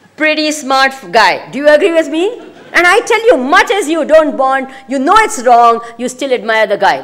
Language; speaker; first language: English; non-native, local second language; Gujarati